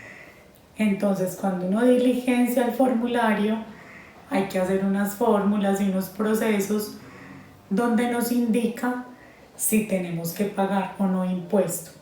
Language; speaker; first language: Spanish; native; Spanish